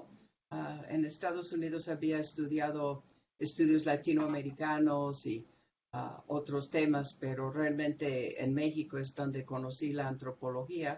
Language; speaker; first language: Spanish; non-native, fluent; English